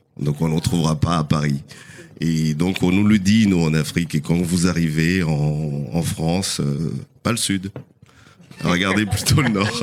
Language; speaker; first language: French; non-native, fluent; Portuguese